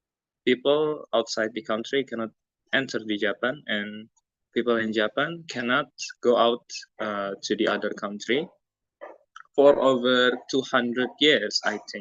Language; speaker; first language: English; non-native, learner; Indonesian